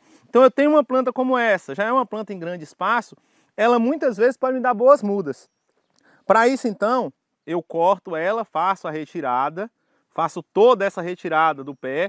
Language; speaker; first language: Portuguese; native; Portuguese